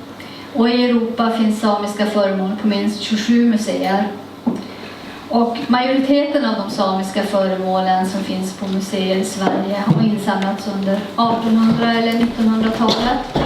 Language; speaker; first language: Swedish; native; Swedish